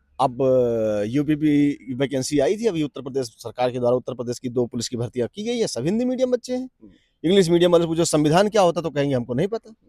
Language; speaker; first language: Hindi; native; Hindi